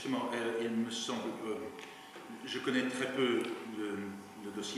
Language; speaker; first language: French; native; French